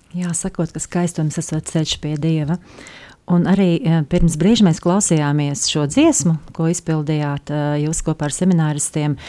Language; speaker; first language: Latvian; native; Latvian